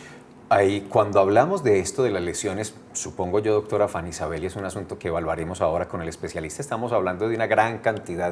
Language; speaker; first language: Spanish; native; Spanish